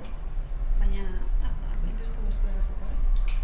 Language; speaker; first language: Basque; native; Basque